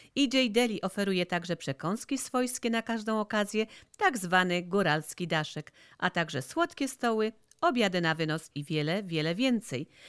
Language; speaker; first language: Polish; native; Polish